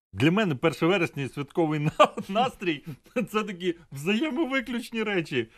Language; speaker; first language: Ukrainian; native; Ukrainian